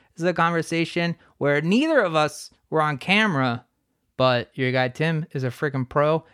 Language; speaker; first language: English; native; English